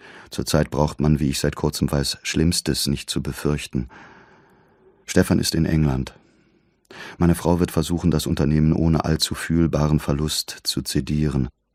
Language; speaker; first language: German; native; German